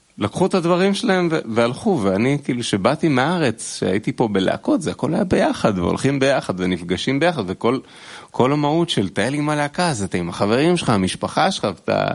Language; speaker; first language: Hebrew; native; Hebrew